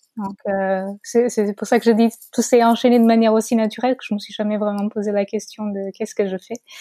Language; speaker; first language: French; non-native, fluent; Portuguese